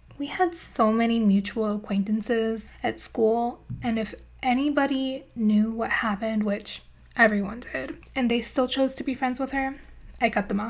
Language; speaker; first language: English; native; English